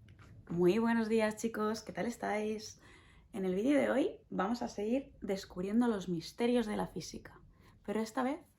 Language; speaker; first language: Spanish; native; Spanish